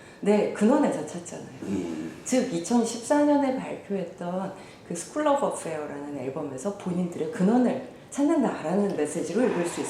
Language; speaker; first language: Korean; native; Korean